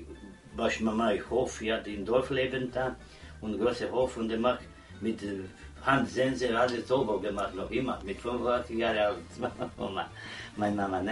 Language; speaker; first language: German; non-native, learner; Croatian